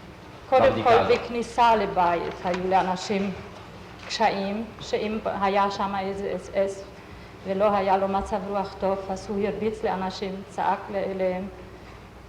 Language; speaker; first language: Hebrew; non-native, fluent; German